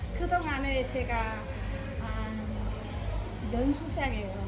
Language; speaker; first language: Korean; non-native, learner; Vietnamese